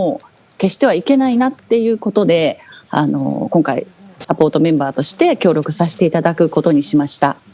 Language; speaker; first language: Japanese; native; Japanese